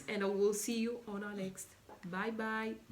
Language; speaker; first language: English; non-native, local second language; Swahili